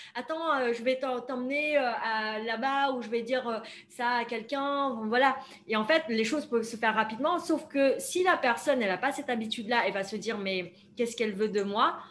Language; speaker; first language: French; non-native, fluent; Vietnamese